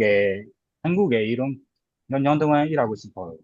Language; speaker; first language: Korean; non-native, learner; Burmese